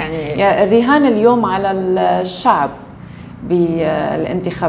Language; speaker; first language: Arabic; native; Arabic